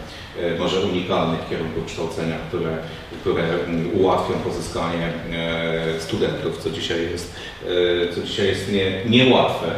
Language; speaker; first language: Polish; native; Polish